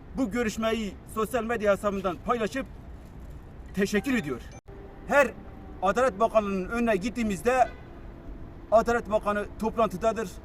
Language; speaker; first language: Turkish; non-native, local second language; Kurdish